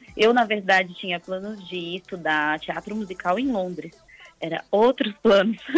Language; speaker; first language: Portuguese; native; Portuguese